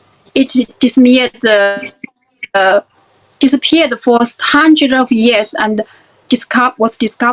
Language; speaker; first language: English; non-native, fluent; Chinese